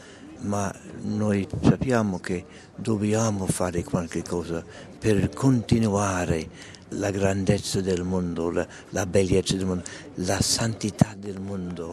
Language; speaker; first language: Italian; non-native, fluent; English